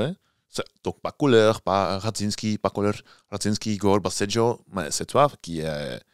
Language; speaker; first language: French; non-native, local second language; Dutch